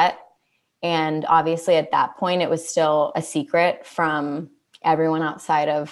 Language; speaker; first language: English; native; English